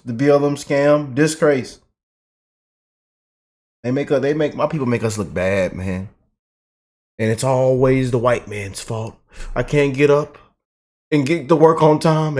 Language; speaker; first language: English; native; English